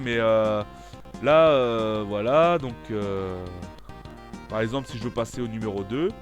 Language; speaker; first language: French; native; French